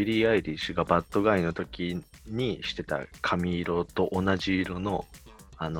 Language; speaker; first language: Japanese; native; Japanese